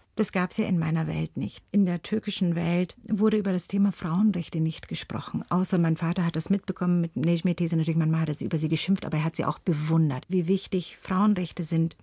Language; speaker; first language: German; early bilingual, other home language; Turkish